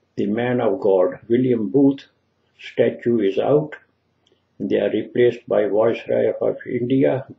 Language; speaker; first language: English; non-native, local second language; Punjabi